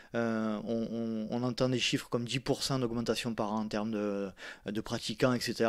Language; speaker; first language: French; native; French